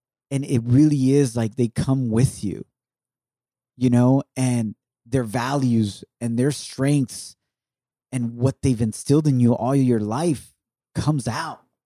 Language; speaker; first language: English; early bilingual, other home language; Spanish